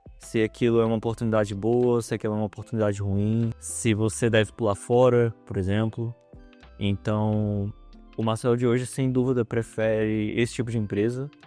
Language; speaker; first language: Portuguese; native; Portuguese